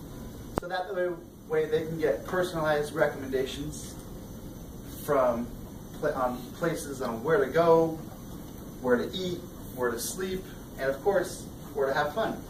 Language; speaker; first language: English; native; English